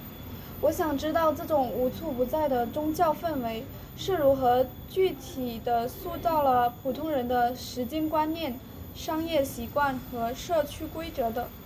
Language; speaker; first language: Chinese; native; Chinese